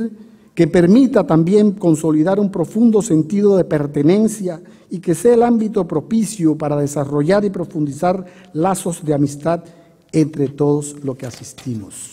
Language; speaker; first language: Spanish; native; Spanish